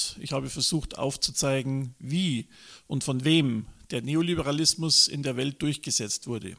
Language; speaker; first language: German; native; German